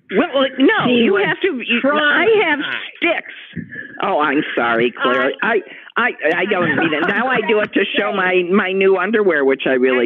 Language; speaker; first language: English; native; English